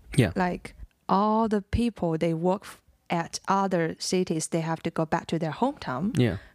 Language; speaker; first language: English; non-native, fluent; Chinese